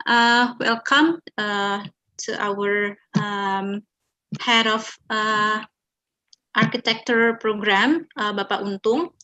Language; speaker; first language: English; non-native, fluent; Indonesian